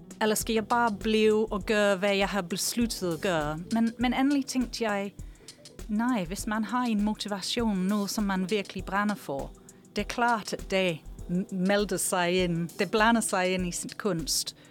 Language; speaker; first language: Danish; non-native, fluent; English